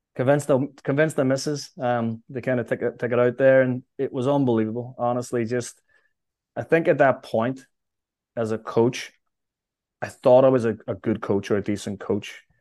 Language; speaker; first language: English; native; English